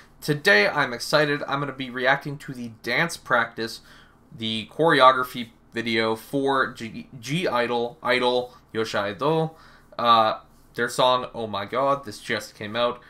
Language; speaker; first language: English; native; English